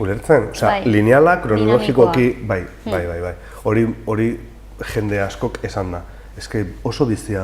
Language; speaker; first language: Basque; non-native, local second language; Spanish